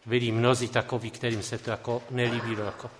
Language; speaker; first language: Czech; non-native, local second language; Polish